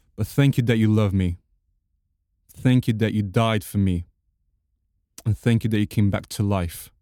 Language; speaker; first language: English; non-native, fluent; Portuguese